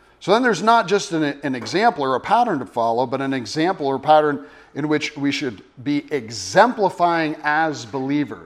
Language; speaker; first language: English; native; English